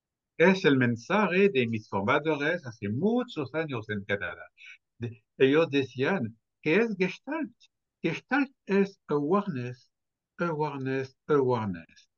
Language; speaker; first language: Spanish; non-native, fluent; French